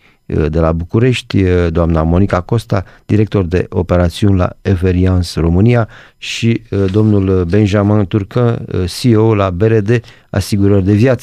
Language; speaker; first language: Romanian; native; Romanian